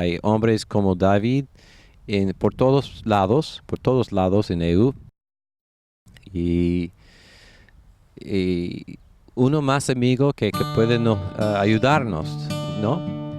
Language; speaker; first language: Spanish; non-native, fluent; English